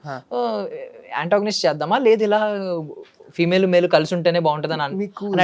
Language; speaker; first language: Telugu; native; Telugu